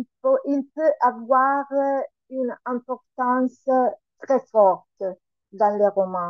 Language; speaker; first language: French; non-native, learner; Italian